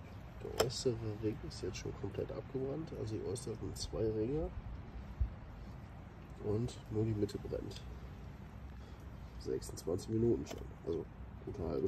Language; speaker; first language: German; native; German